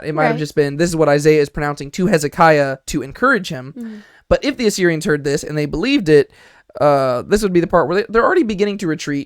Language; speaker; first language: English; native; English